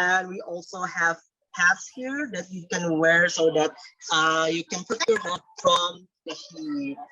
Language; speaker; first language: English; non-native, fluent; Indonesian